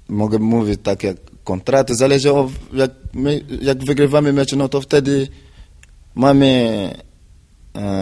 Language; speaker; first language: Polish; non-native, learner; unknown